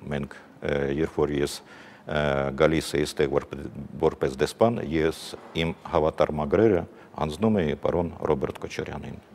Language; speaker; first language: Armenian; non-native, fluent; Ukrainian